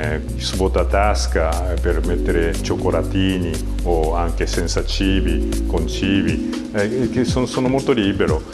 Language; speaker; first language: Italian; non-native, fluent; Japanese